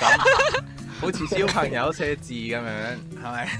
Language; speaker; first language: Cantonese; non-native, fluent; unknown